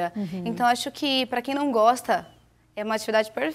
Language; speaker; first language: Portuguese; native; Portuguese